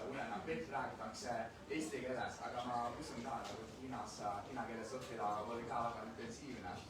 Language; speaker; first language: Estonian; non-native, fluent; Chinese